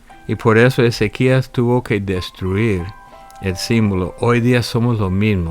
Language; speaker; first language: Spanish; native; Spanish